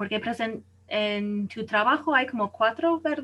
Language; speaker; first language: Spanish; non-native, fluent; English